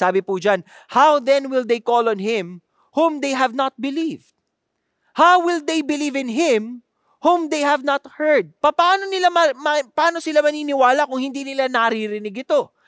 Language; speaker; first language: English; non-native, local second language; Filipino